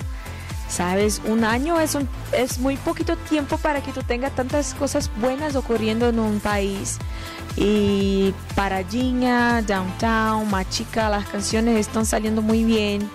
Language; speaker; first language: Spanish; non-native, fluent; Portuguese